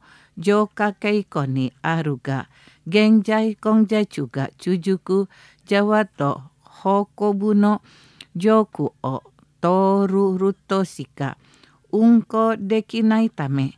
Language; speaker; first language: Japanese; non-native, fluent; Indonesian